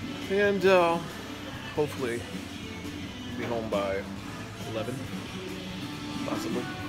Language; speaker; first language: English; native; English